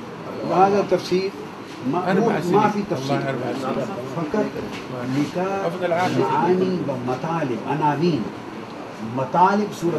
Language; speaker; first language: Arabic; non-native, learner; Urdu